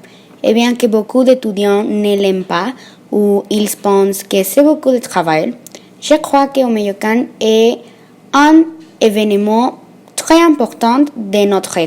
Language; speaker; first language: French; non-native, learner; Spanish